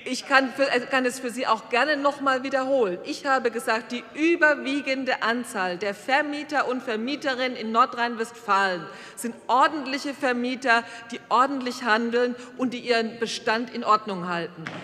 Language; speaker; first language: German; native; German